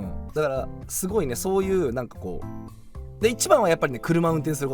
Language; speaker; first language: Japanese; native; Japanese